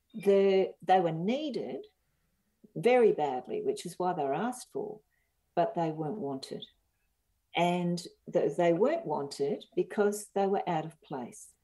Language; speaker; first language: English; native; English